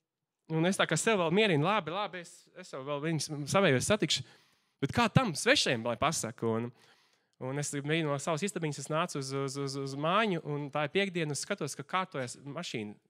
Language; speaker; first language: Latvian; native; Latvian